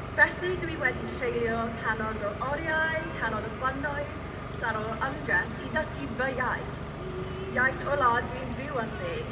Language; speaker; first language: Welsh; non-native, local second language; English